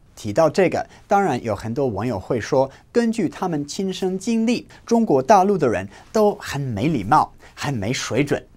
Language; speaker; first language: Chinese; non-native, fluent; English